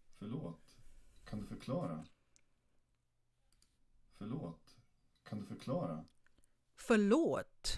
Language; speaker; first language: Swedish; non-native, fluent; Thai